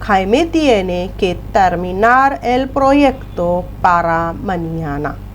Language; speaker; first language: Spanish; non-native, fluent; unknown